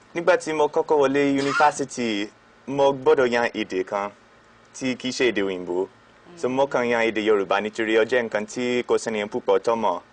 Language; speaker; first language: Yoruba; non-native, fluent; English